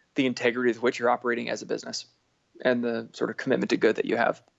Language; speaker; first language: English; native; English